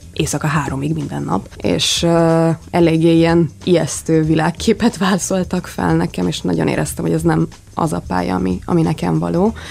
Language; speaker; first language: Hungarian; early bilingual, other home language; Serbian